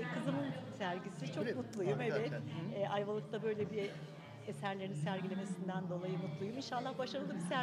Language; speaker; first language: Turkish; native; Turkish